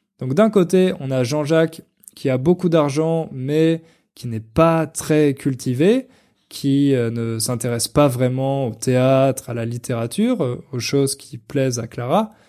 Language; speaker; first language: French; native; French